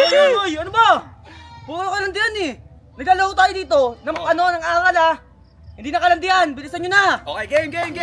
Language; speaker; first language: Filipino; native; Filipino